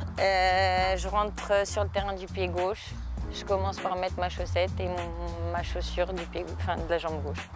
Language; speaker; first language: French; early bilingual, other home language; Portuguese